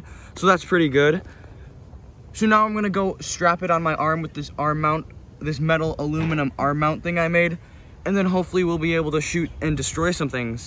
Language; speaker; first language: English; native; English